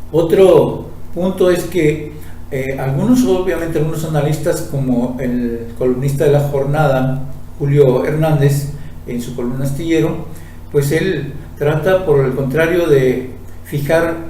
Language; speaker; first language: Spanish; native; Spanish